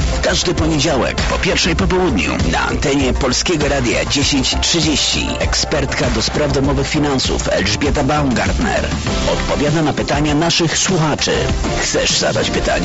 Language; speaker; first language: Polish; native; Polish